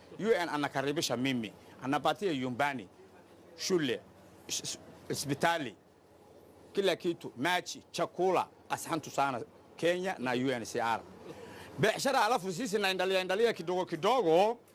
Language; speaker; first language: Swahili; non-native, learner; Somali